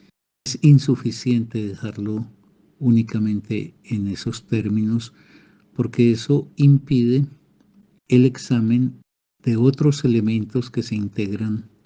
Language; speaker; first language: Spanish; native; Spanish